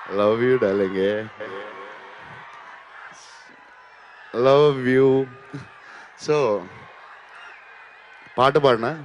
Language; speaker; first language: Telugu; native; Telugu